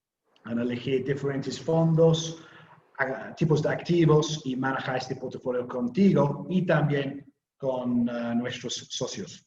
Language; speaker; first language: Spanish; non-native, learner; English